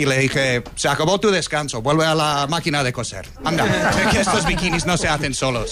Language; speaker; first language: Spanish; non-native, fluent; English